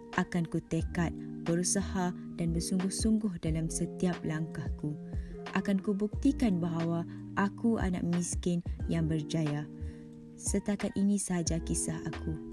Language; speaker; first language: Malay; native; Malay